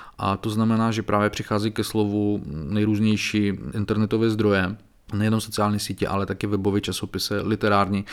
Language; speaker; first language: Czech; non-native, fluent; Belarusian